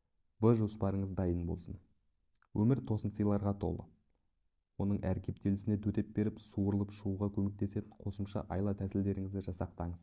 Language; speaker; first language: Kazakh; native; Kazakh